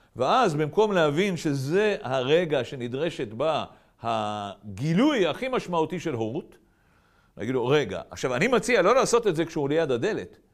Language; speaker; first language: Hebrew; native; Hebrew